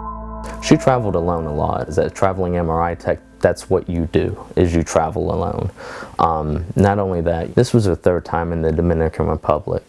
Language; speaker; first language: English; native; English